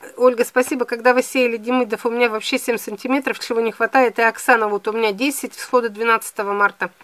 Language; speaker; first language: Russian; native; Russian